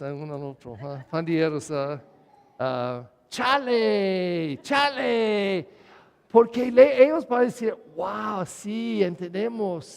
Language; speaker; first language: Spanish; non-native, learner; English